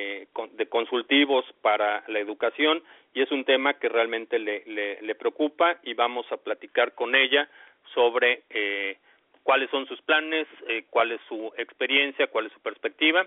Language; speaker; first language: Spanish; native; Spanish